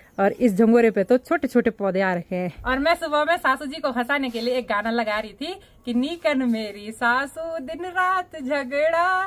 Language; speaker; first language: Hindi; native; Hindi